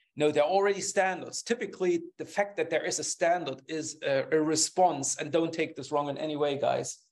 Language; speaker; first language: English; non-native, fluent; German